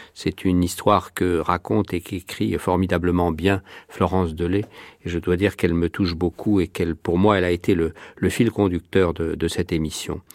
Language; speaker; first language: French; native; French